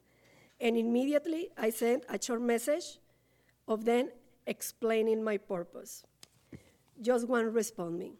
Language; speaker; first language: English; non-native, learner; Spanish